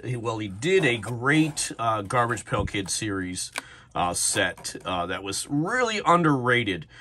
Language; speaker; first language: English; native; English